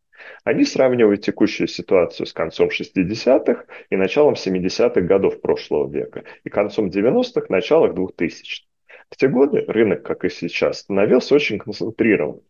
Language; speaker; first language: Russian; native; Russian